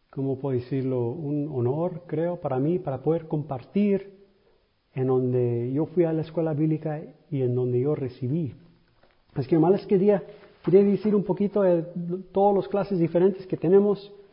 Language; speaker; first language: Spanish; early bilingual, other home language; English